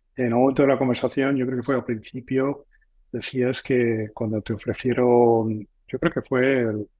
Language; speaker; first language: Spanish; non-native, fluent; English